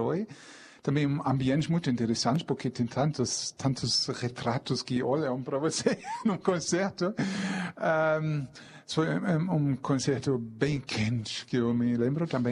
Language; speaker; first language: Portuguese; non-native, fluent; German